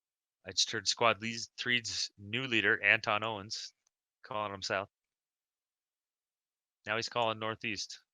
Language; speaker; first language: English; native; English